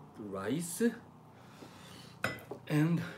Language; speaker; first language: English; non-native, learner; Japanese